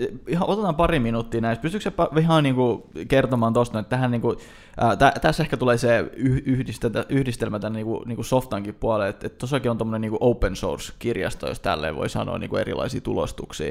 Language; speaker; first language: Finnish; native; Finnish